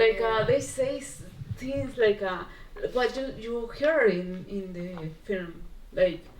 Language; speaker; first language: English; non-native, learner; Spanish